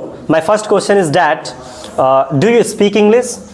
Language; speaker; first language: English; non-native, local second language; Hindi